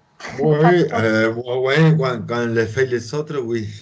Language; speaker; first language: French; non-native, learner; Spanish